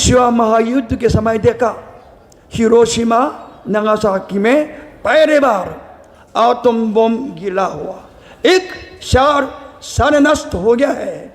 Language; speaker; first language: Hindi; non-native, learner; Japanese